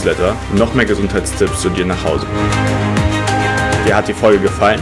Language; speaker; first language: German; native; German